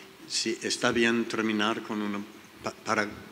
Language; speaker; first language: Spanish; non-native, learner; English